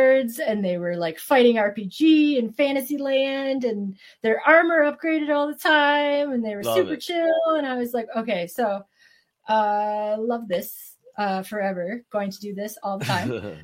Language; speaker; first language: English; native; English